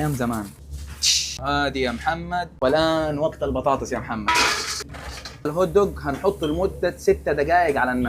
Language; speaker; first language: Arabic; native; Arabic